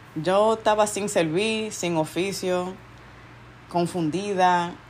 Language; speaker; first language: Spanish; early bilingual, heritage; Spanish